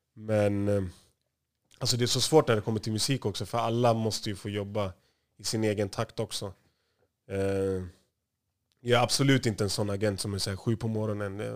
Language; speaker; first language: Swedish; native; Swedish